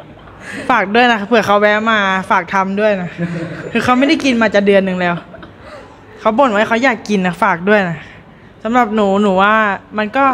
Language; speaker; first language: Thai; native; Thai